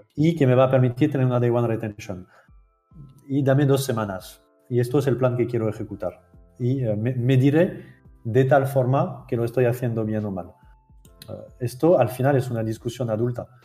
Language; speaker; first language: Spanish; non-native, fluent; French